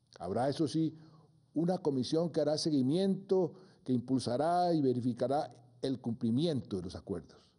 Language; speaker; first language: Spanish; native; Spanish